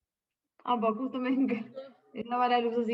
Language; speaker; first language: Spanish; native; Spanish